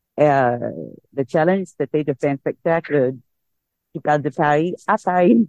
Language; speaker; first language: French; non-native, fluent; English